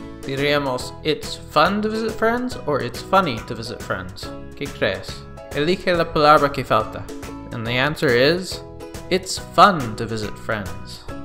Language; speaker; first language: English; native; English